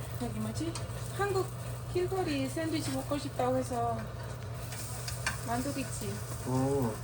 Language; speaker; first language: Korean; non-native, fluent; Spanish